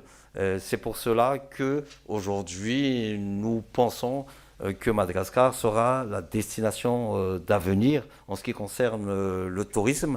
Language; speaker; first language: French; non-native, local second language; Malagasy